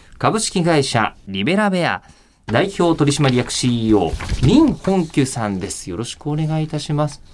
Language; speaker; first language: Japanese; native; Japanese